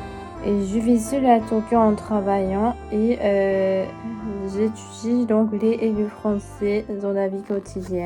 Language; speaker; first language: French; non-native, fluent; Japanese